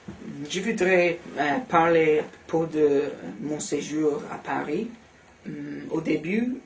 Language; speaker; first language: French; non-native, learner; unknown